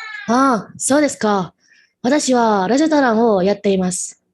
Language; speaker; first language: Japanese; non-native, learner; Indonesian